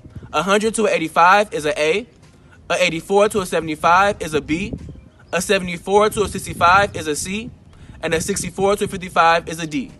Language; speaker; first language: English; native; English